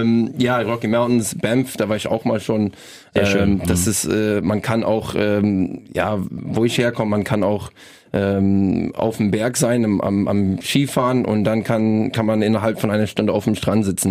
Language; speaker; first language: German; non-native, fluent; English